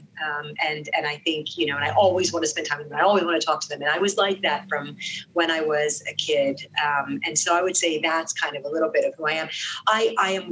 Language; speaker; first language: English; non-native, fluent; Arabic